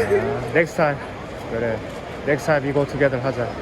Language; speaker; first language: English; non-native, learner; Korean